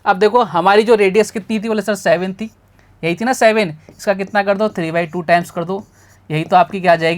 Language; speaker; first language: Hindi; native; Hindi